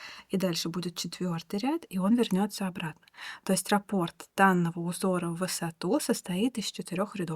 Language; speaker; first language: Russian; native; Russian